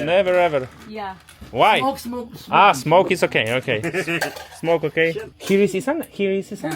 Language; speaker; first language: English; non-native, learner; Polish